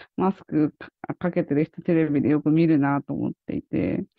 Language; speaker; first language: Japanese; native; Japanese